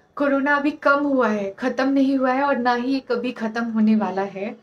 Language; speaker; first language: Hindi; native; Hindi